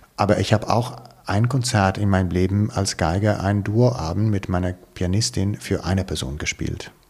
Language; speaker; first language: German; non-native, fluent; Italian